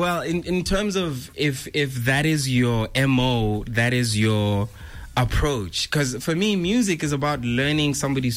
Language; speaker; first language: English; non-native, local second language; Tswana